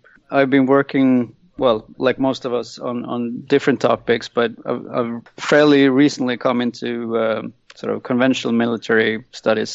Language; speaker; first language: English; non-native, fluent; Swedish